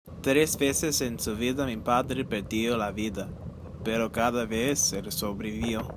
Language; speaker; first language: Spanish; early bilingual, heritage; Spanish